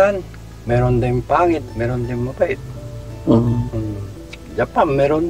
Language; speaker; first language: Filipino; non-native, learner; Japanese